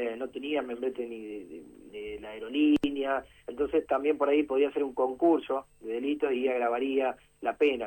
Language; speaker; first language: Spanish; native; Spanish